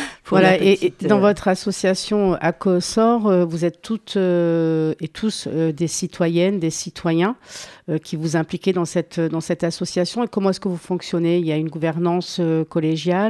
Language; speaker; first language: French; native; French